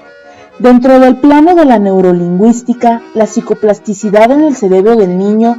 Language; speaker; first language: Spanish; native; Spanish